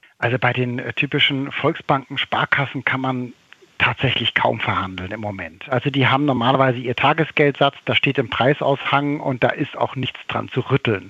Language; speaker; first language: German; native; German